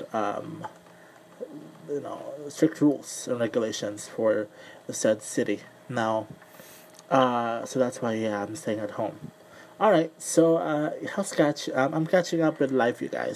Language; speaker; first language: English; non-native, local second language; Cebuano